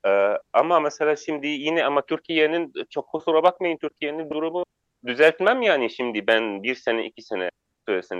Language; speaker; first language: Turkish; non-native, fluent; Arabic